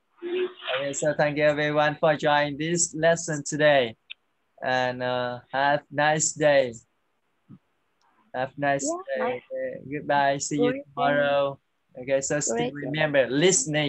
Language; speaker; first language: English; non-native, fluent; Vietnamese